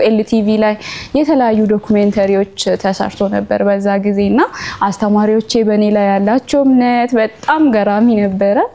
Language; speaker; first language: Amharic; non-native, local second language; Oromo